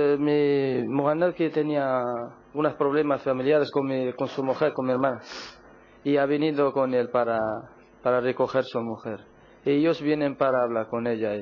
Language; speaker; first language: Spanish; non-native, learner; Arabic